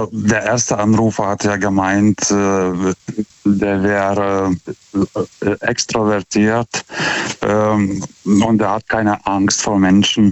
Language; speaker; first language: German; non-native, fluent; Lithuanian